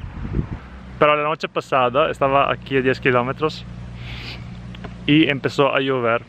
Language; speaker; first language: Spanish; non-native, fluent; Italian